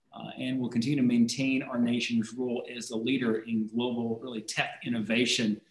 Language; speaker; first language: English; native; English